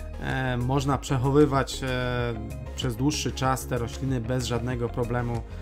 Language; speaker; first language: Polish; native; Polish